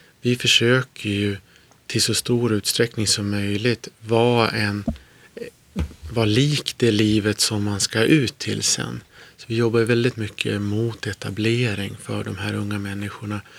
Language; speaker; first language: Swedish; native; Swedish